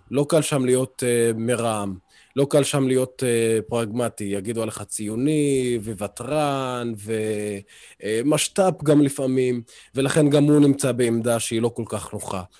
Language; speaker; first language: Hebrew; non-native, local second language; Arabic